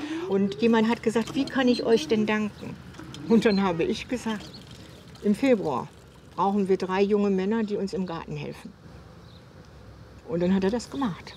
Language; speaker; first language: German; native; German